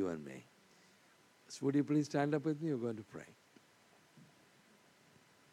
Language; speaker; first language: English; non-native, local second language; Malayalam